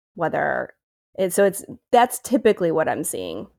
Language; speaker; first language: English; native; English